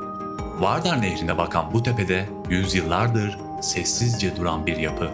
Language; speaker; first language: Turkish; native; Turkish